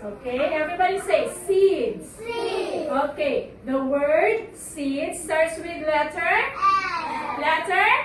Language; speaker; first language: English; non-native, fluent; Filipino